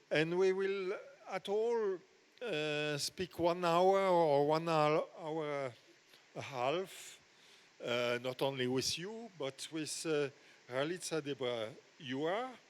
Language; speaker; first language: English; non-native, fluent; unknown